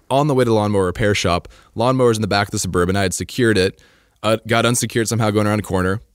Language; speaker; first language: English; native; English